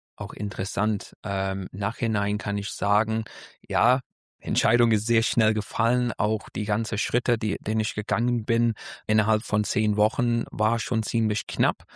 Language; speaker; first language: German; non-native, fluent; English